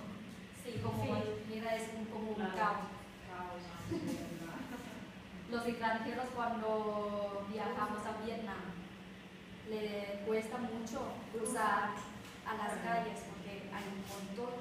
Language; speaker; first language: Spanish; non-native, learner; Vietnamese